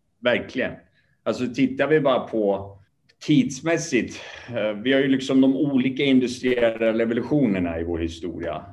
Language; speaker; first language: Swedish; early bilingual, other home language; Kurdish